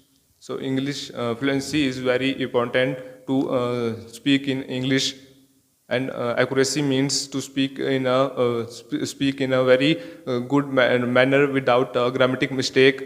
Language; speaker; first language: English; non-native, learner; Hindi